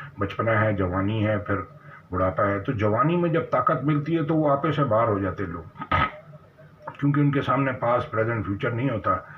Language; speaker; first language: Urdu; native; Urdu